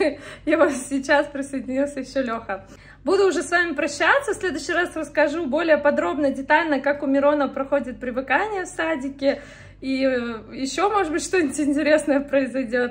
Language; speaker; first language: Russian; native; Russian